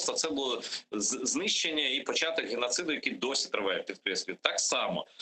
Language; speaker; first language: Ukrainian; non-native, local second language; Crimean Tatar